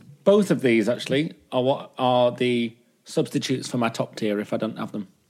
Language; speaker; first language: English; native; English